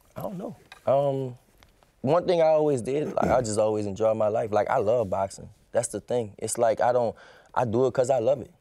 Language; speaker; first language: English; native; English